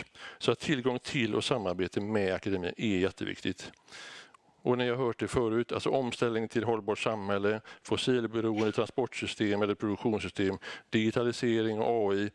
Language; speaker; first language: Swedish; native; Swedish